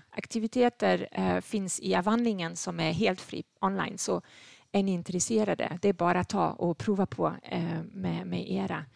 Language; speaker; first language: Swedish; non-native, fluent; French